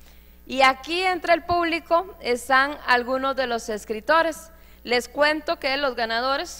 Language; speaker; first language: Spanish; native; Spanish